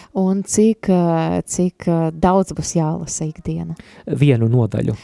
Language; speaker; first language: Latvian; non-native, local second language; Russian